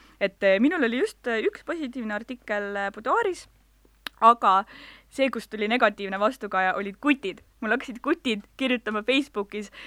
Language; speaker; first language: Estonian; non-native, local second language; Russian